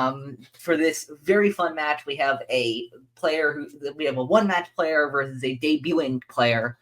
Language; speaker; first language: English; native; English